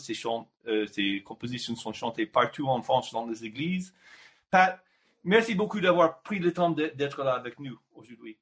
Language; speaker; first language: French; non-native, fluent; English